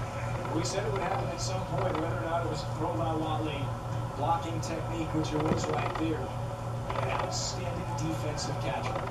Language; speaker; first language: English; native; English